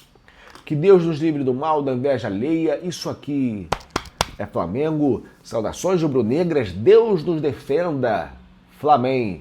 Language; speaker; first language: Portuguese; native; Portuguese